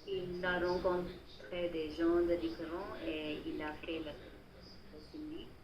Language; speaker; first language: French; non-native, learner; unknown